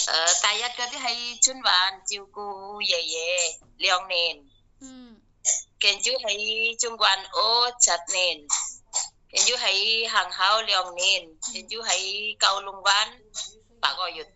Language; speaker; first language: Cantonese; non-native, learner; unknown